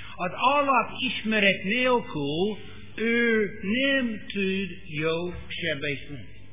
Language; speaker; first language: Hungarian; non-native, fluent; English